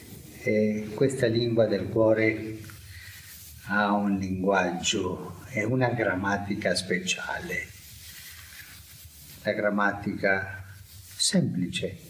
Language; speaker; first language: Italian; non-native, fluent; Spanish